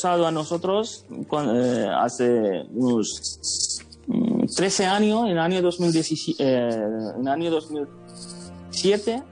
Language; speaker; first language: Spanish; non-native, fluent; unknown